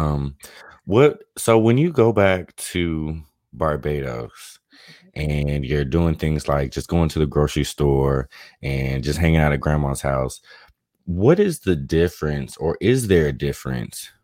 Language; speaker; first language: English; native; English